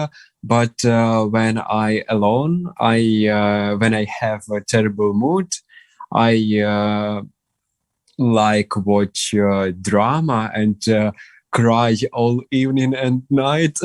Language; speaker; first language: English; non-native, learner; Ukrainian